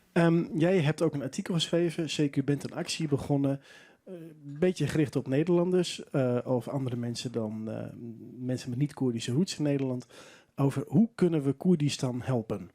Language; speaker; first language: Dutch; non-native, local second language; Western Frisian